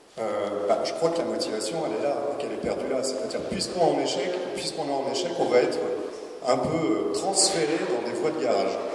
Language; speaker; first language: French; native; French